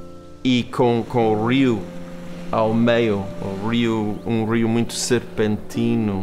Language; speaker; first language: Portuguese; non-native, fluent; English